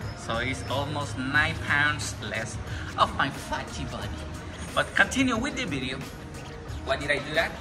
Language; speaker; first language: English; non-native, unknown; Spanish